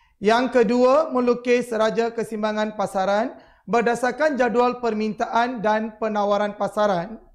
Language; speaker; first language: Malay; non-native, local second language; Tamil